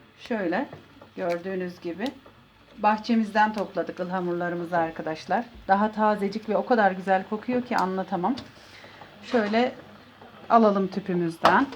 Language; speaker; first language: Turkish; native; Turkish